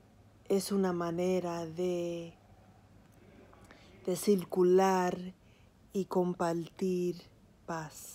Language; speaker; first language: Spanish; early bilingual, heritage; Spanish